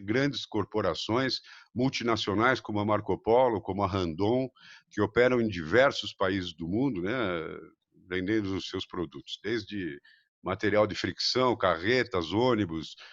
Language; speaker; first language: Portuguese; native; Portuguese